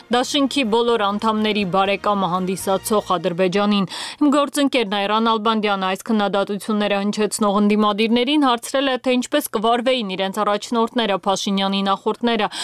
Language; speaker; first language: Armenian; native; Armenian